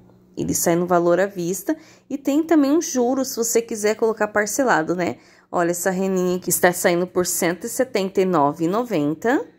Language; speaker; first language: Portuguese; native; Portuguese